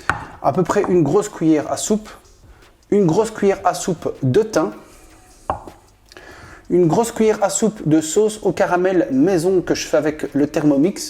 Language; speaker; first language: French; native; French